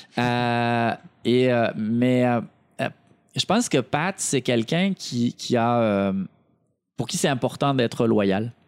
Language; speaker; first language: French; native; French